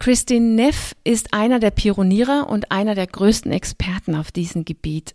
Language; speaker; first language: German; non-native, fluent; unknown